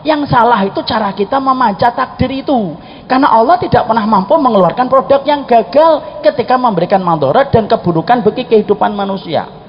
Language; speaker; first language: Indonesian; native; Indonesian